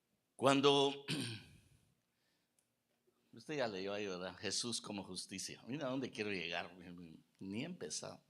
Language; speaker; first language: Spanish; native; Spanish